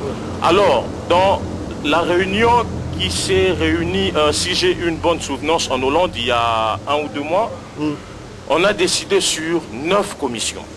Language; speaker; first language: French; non-native, local second language; Lingala